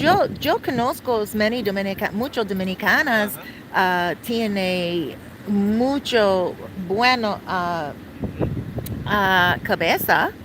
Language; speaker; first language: Spanish; non-native, learner; English